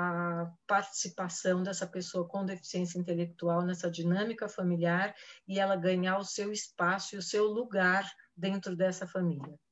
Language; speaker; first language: Portuguese; native; Portuguese